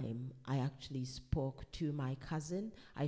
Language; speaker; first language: English; non-native, local second language; Ganda